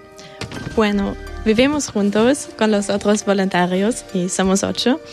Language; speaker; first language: Spanish; non-native, fluent; German